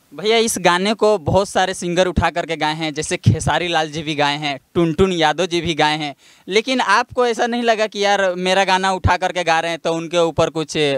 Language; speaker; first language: Hindi; non-native, local second language; Bhojpuri